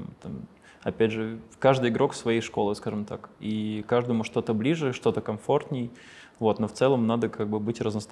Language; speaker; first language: Russian; native; Russian